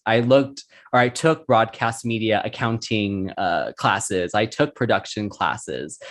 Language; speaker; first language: English; native; English